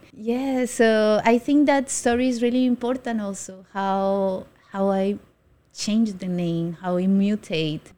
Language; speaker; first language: English; non-native, fluent; Spanish